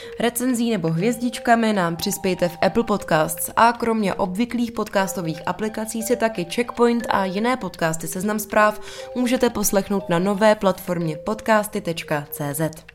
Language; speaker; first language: Czech; native; Czech